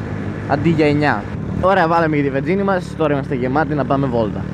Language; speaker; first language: Greek; native; Greek